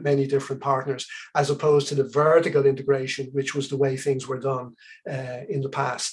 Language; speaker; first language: English; native; English